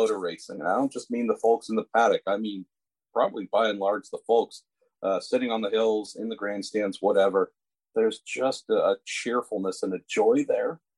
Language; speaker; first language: English; native; English